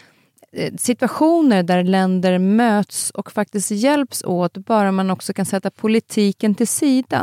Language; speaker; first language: Swedish; native; Swedish